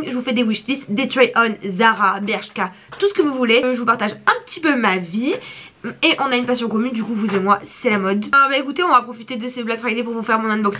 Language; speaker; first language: French; native; French